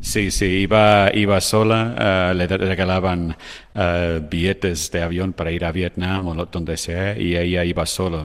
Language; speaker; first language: Spanish; non-native, fluent; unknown